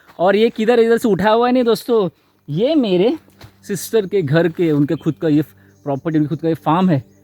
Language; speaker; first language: Hindi; non-native, local second language; Marathi